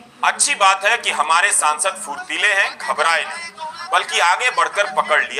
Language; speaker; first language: Hindi; native; Hindi